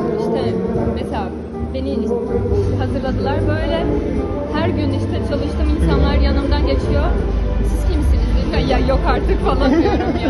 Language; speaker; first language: Turkish; non-native, fluent; Portuguese